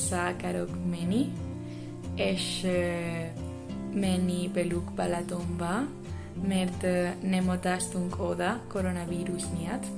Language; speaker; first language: Hungarian; non-native, learner; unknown